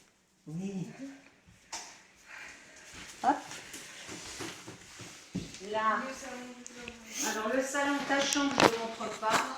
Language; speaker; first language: French; native; French